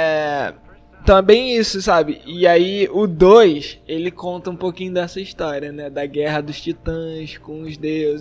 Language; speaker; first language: Portuguese; native; Portuguese